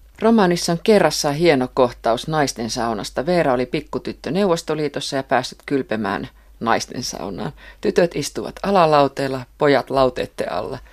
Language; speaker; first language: Finnish; native; Finnish